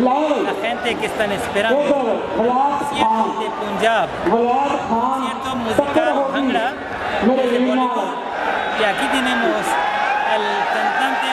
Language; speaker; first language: Spanish; non-native, fluent; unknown